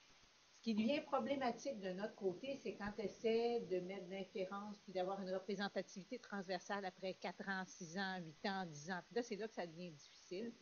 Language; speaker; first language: French; native; French